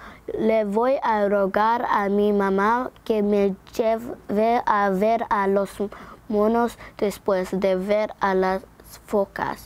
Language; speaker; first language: Spanish; non-native, learner; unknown